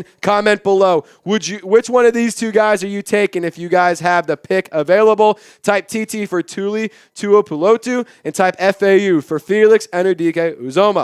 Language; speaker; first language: English; native; English